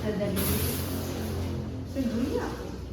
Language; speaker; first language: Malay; non-native, local second language; Javanese